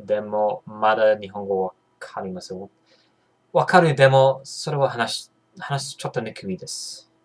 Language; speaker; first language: Japanese; non-native, learner; English